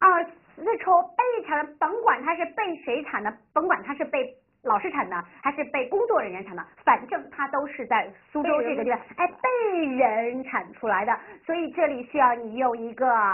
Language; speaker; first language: Chinese; native; Chinese